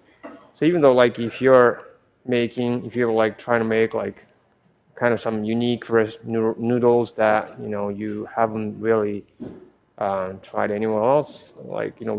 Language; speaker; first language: English; non-native, fluent; Japanese